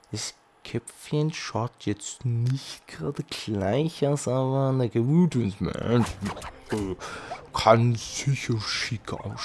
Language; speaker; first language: German; native; German